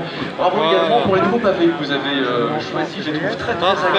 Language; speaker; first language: French; native; French